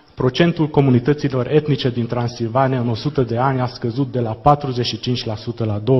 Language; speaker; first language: Romanian; non-native, local second language; Hungarian